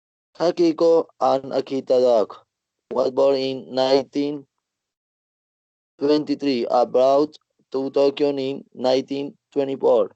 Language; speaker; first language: English; non-native, learner; Spanish